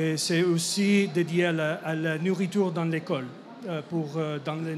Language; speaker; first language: French; non-native, fluent; English